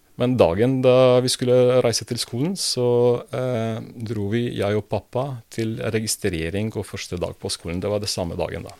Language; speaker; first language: Norwegian; non-native, fluent; Serbian